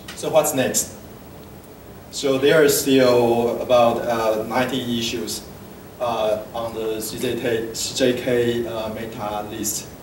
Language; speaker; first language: English; non-native, fluent; Chinese